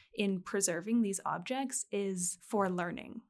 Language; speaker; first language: English; native; English